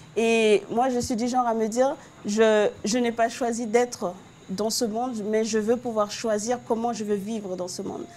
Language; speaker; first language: French; non-native, local second language; Haitian Creole